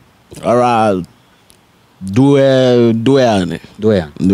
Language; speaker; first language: Italian; non-native, learner; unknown